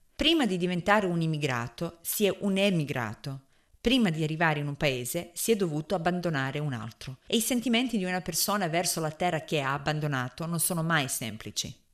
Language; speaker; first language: Italian; non-native, fluent; Serbian